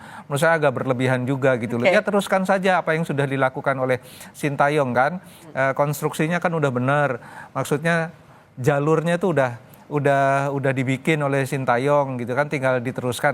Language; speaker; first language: Indonesian; native; Indonesian